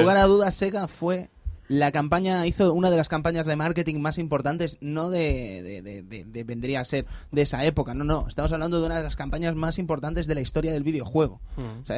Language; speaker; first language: Spanish; native; Spanish